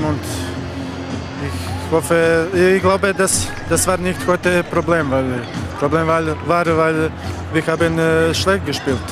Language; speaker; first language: German; non-native, learner; Croatian